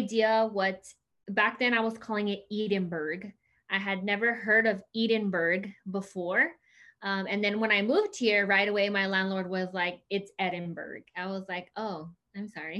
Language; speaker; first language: English; native; English